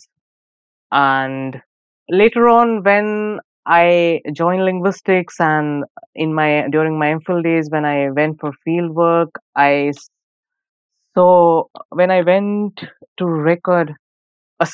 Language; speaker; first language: English; non-native, local second language; Urdu